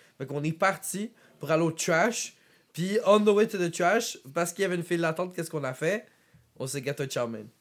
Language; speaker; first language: French; native; French